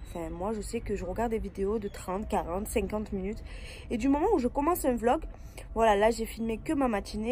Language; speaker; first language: French; native; French